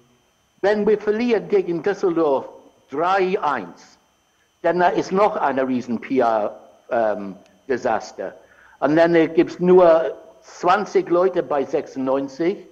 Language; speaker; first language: German; non-native, fluent; English